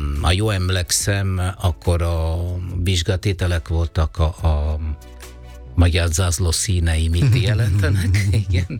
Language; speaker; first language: Hungarian; non-native, fluent; Italian